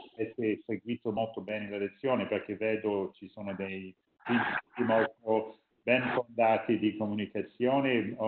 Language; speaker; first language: Italian; non-native, fluent; English